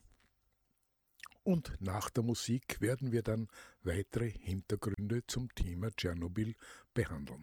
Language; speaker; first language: German; native; German